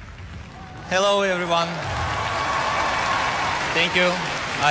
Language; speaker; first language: English; non-native, learner; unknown